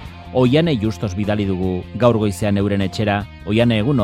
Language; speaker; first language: Basque; native; Basque